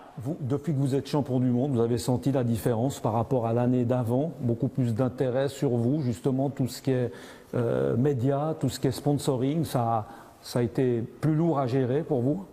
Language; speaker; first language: French; native; French